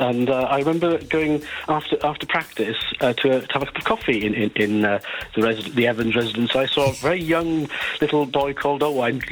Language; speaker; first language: English; native; English